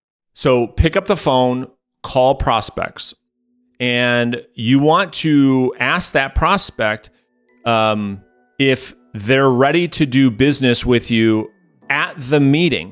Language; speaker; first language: English; native; English